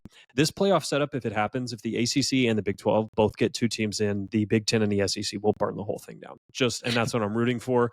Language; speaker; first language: English; native; English